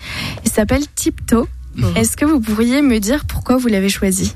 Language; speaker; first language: French; native; French